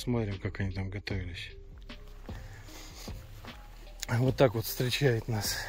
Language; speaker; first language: Russian; native; Russian